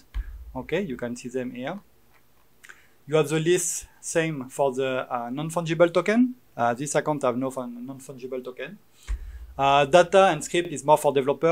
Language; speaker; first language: English; non-native, fluent; French